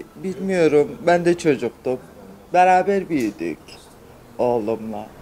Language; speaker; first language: Turkish; non-native, local second language; Kurdish